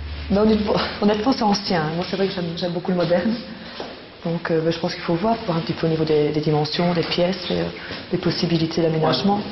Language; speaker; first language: French; native; French